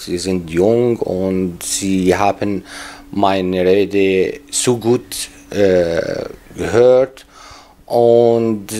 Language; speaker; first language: German; non-native, learner; Arabic